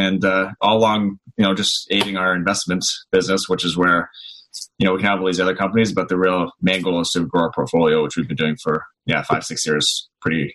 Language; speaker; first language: English; native; English